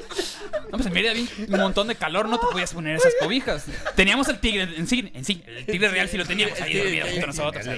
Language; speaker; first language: Spanish; native; Spanish